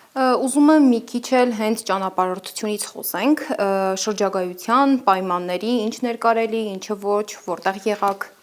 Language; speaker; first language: Armenian; native; Armenian